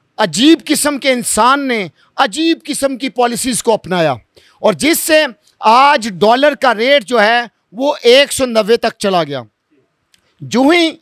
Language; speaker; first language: Urdu; non-native, local second language; Punjabi